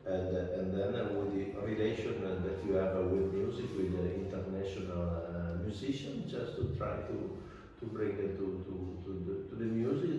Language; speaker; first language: English; non-native, fluent; Italian